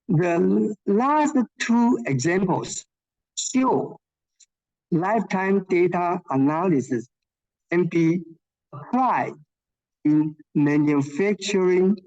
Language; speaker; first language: English; non-native, fluent; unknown